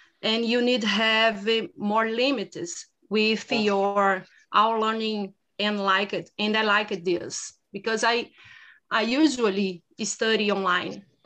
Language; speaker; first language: English; non-native, learner; Portuguese